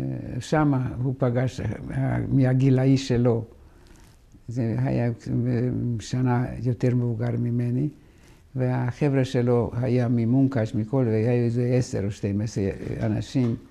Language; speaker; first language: Hebrew; non-native, fluent; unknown